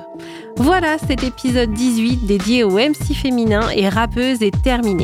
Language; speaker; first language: French; native; French